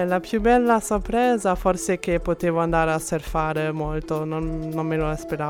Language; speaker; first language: Italian; non-native, fluent; German